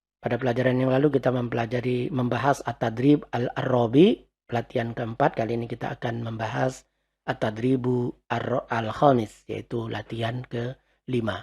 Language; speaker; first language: Indonesian; native; Indonesian